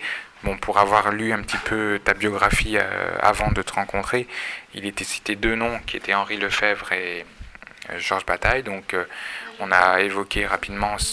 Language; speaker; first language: French; native; French